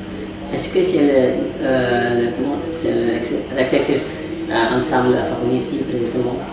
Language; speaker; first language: French; non-native, learner; Indonesian